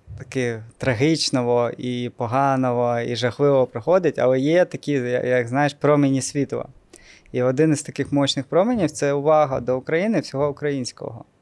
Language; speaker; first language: Ukrainian; non-native, local second language; Russian